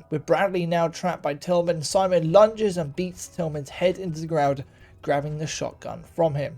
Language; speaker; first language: English; native; English